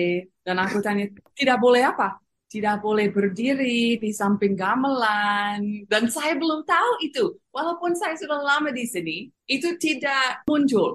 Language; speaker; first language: Indonesian; non-native, fluent; English